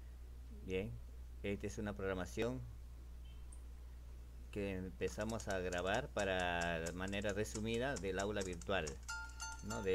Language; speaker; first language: Spanish; native; Spanish